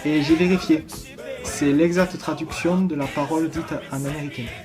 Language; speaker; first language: French; native; French